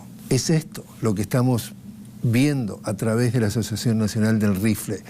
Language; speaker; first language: Spanish; native; Spanish